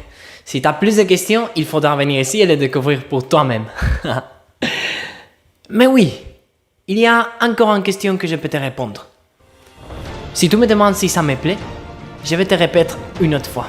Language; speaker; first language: French; non-native, fluent; Spanish